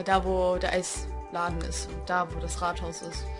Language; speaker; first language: German; native; German